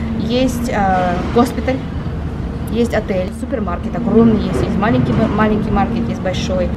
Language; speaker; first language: Russian; early bilingual, heritage; Russian